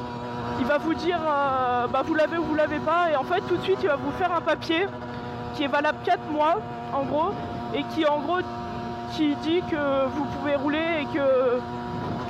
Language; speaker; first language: French; native; French